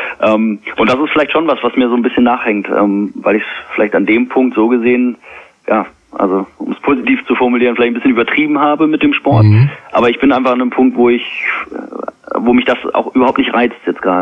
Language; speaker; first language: German; native; German